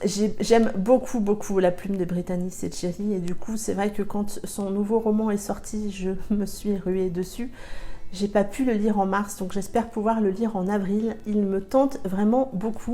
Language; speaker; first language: French; native; French